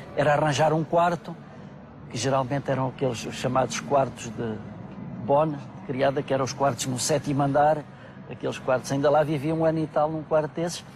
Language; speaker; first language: Portuguese; native; Portuguese